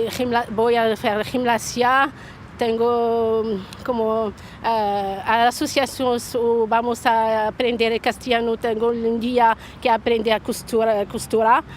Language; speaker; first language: Spanish; non-native, learner; Arabic